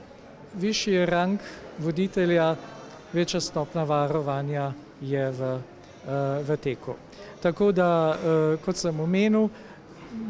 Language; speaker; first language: Slovenian; native; Slovenian